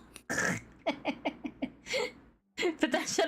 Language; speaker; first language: English; native; English